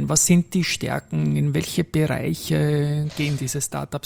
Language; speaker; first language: German; native; German